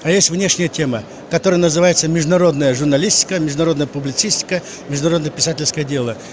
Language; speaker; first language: Russian; non-native, local second language; Kazakh